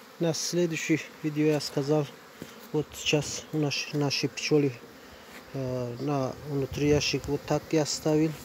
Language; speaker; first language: Russian; non-native, learner; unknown